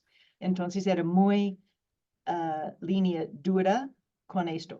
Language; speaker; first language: Spanish; non-native, fluent; English